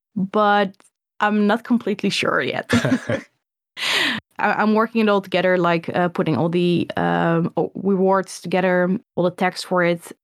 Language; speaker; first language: English; early bilingual, other home language; Dutch